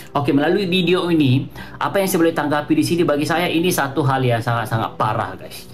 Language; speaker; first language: Malay; native; Malay